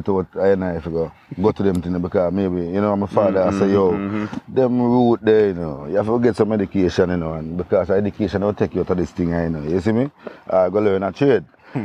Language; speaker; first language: English; non-native, local second language; Jamaican Creole English